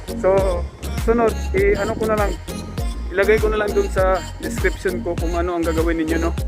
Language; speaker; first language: Filipino; non-native, local second language; Cebuano